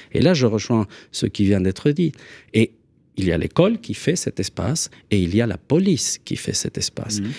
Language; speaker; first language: French; non-native, fluent; Spanish